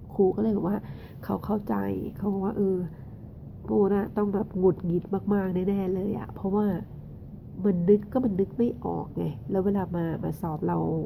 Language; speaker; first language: Thai; native; Thai